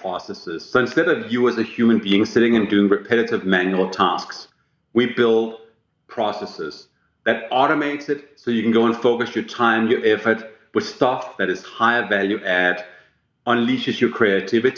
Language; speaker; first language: English; non-native, fluent; Danish